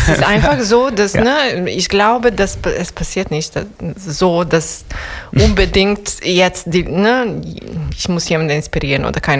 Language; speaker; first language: German; non-native, fluent; Serbian